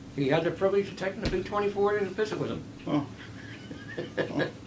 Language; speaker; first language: English; native; English